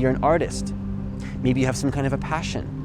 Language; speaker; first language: English; native; English